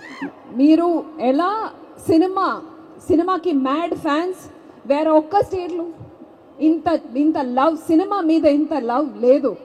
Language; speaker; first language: Telugu; non-native, fluent; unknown